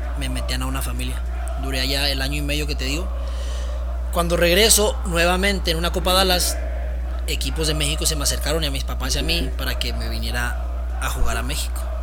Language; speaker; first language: Spanish; early bilingual, heritage; Spanish